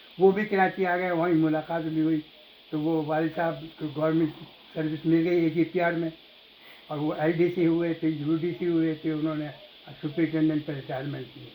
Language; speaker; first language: Urdu; native; Urdu